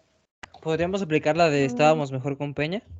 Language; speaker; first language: Spanish; native; Spanish